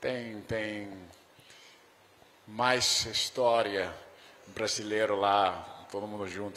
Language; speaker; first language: Portuguese; non-native, fluent; Dutch